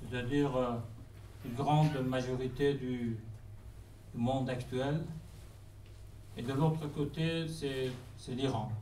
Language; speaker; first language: French; non-native, fluent; Persian